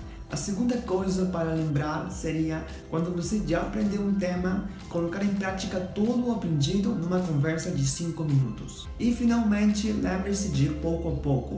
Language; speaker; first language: Portuguese; non-native, fluent; Spanish